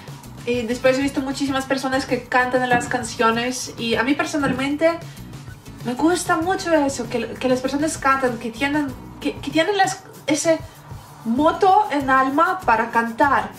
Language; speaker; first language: Spanish; non-native, fluent; Russian